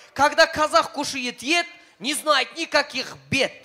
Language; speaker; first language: Russian; non-native, local second language; Kazakh